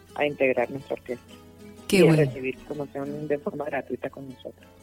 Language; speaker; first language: Spanish; native; Spanish